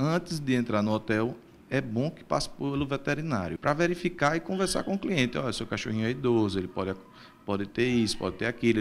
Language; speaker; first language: Portuguese; native; Portuguese